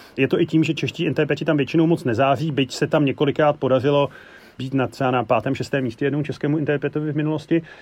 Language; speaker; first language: Czech; native; Czech